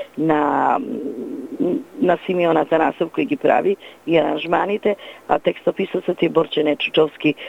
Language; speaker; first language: Macedonian; non-native, local second language; Romany